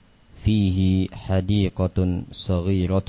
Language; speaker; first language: Arabic; non-native, fluent; Indonesian